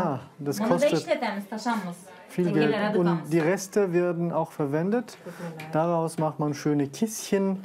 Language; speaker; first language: German; non-native, fluent; Uzbek